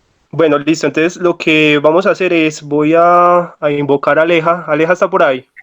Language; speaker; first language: Spanish; native; Spanish